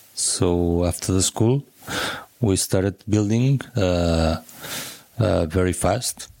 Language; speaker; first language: English; non-native, fluent; Catalan